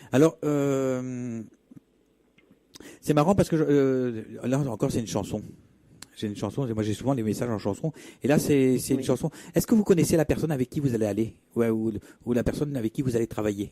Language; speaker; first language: French; native; French